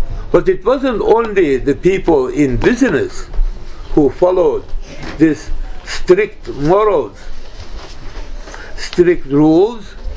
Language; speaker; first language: English; non-native, fluent; Turkish